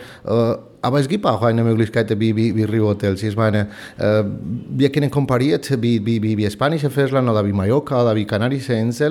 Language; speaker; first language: German; non-native, fluent; Spanish